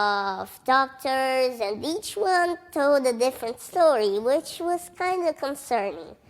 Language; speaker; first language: English; early bilingual, other home language; Portuguese